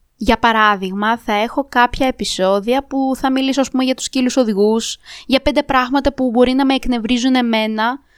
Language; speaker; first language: Greek; early bilingual, other home language; Romanian